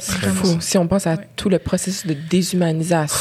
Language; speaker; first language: French; native; French